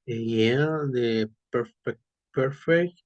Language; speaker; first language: English; non-native, learner; Spanish